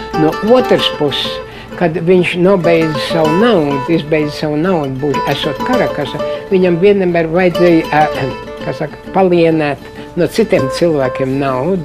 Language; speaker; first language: Latvian; early bilingual, heritage; Latvian